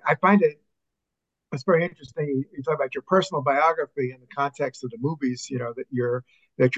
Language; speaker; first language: English; native; English